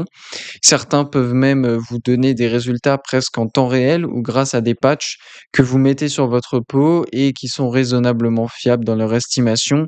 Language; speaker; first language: French; native; French